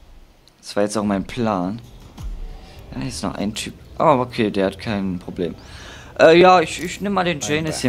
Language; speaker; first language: German; native; German